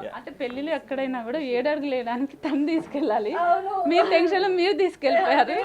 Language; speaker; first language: Telugu; native; Telugu